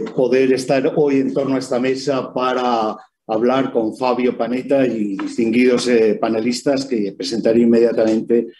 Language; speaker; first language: Spanish; native; Spanish